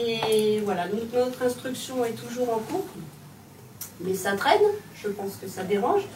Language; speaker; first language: French; native; French